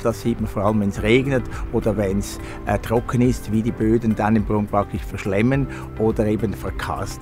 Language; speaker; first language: German; native; German